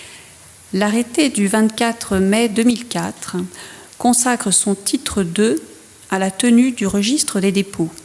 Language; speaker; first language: French; native; French